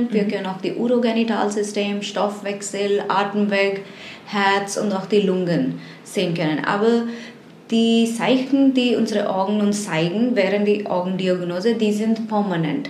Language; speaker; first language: German; non-native, fluent; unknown